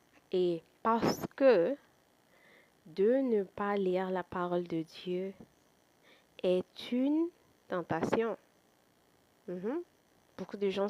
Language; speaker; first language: French; non-native, fluent; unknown